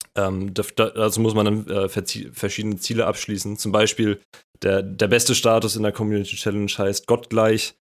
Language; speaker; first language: German; native; German